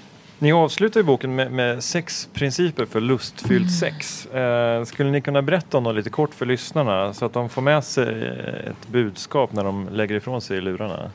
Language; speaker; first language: Swedish; native; Swedish